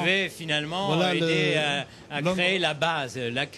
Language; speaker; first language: French; native; French